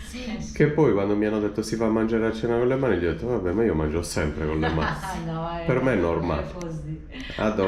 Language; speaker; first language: Italian; native; Italian